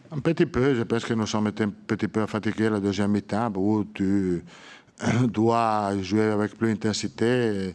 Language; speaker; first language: French; non-native, learner; Italian